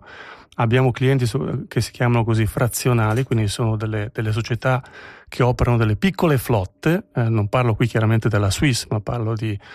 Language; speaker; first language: Italian; native; Italian